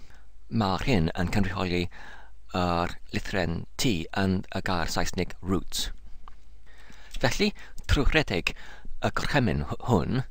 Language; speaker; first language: Welsh; non-native, learner; English